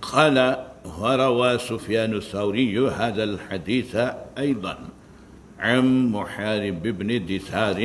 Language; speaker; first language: Arabic; non-native, fluent; Malay